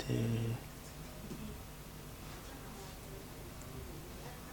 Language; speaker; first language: English; non-native, local second language; Ewe